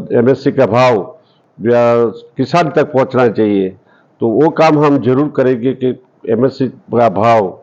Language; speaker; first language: Hindi; non-native, local second language; Gujarati